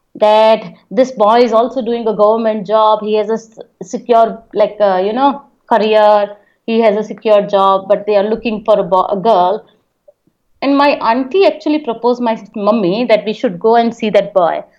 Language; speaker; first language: English; non-native, local second language; Hindi